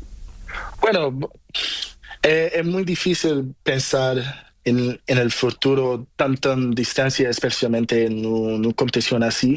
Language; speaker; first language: Spanish; non-native, learner; Portuguese